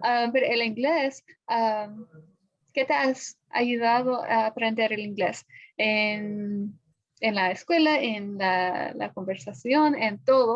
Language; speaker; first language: Spanish; non-native, fluent; English